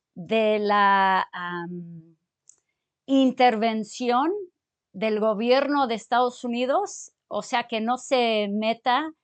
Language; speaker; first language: Spanish; early bilingual, other home language; English